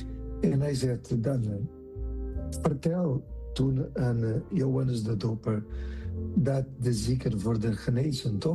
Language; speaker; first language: Dutch; non-native, fluent; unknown